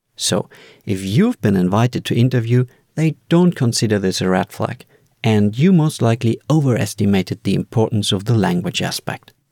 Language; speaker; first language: English; non-native, fluent; German